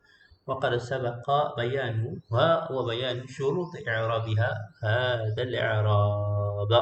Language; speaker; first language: Arabic; non-native, fluent; Malay